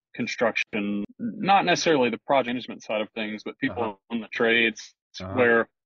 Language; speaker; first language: English; native; English